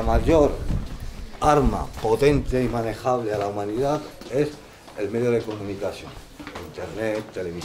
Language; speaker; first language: Spanish; non-native, fluent; Arabic